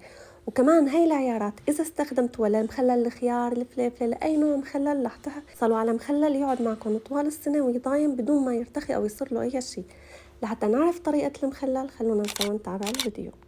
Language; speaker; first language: Arabic; native; Arabic